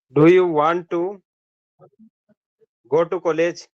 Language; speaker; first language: English; non-native, learner; Hindi